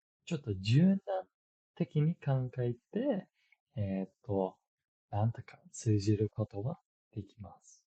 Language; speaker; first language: Japanese; non-native, fluent; English